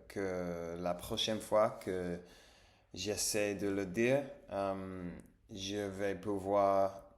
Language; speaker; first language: French; non-native, learner; English